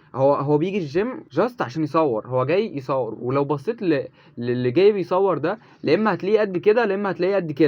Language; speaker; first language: Arabic; native; Arabic